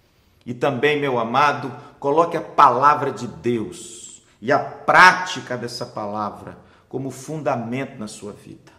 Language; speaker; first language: Portuguese; native; Portuguese